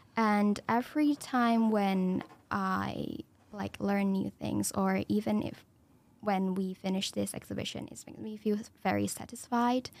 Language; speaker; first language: English; non-native, local second language; Cantonese